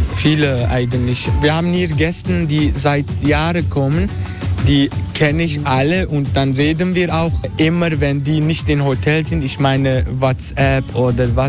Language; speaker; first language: German; non-native, learner; Turkish